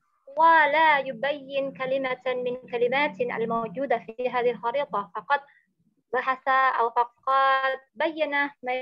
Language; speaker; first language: Arabic; non-native, learner; Indonesian